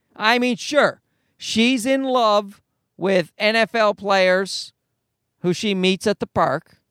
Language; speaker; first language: English; native; English